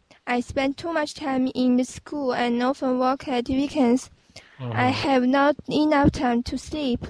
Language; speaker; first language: English; non-native, learner; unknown